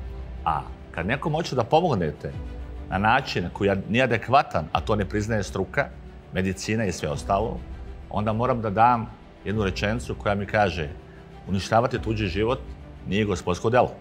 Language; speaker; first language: Serbian; native; Serbian